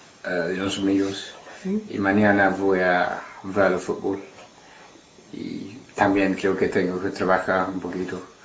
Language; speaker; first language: Spanish; non-native, learner; English